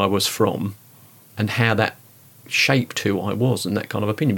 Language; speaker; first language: English; native; English